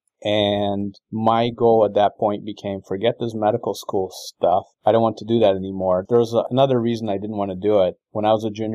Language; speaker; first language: English; non-native, fluent; Portuguese